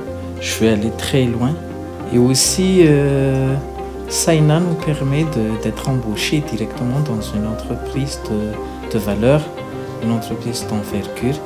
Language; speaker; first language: French; non-native, local second language; Malagasy